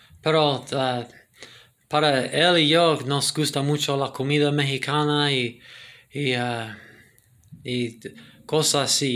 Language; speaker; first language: Spanish; non-native, fluent; English